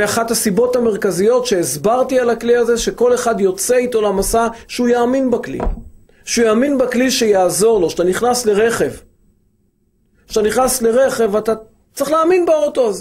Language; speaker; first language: Hebrew; native; Hebrew